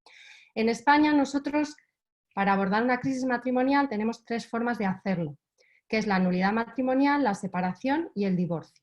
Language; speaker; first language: Spanish; native; Spanish